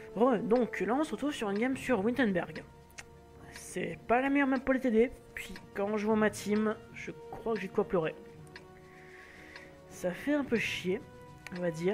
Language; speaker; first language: French; native; French